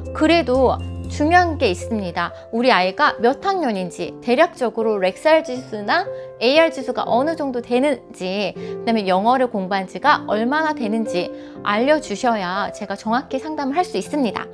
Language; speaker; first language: Korean; native; Korean